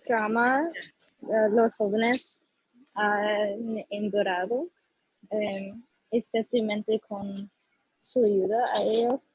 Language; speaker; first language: Spanish; non-native, learner; English